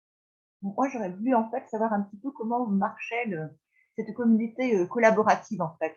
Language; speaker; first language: French; native; French